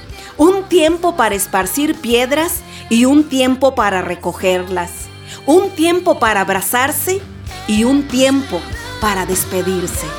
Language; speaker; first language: Spanish; native; Spanish